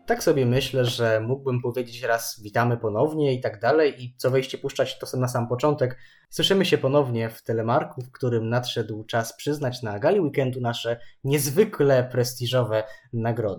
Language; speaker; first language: Polish; native; Polish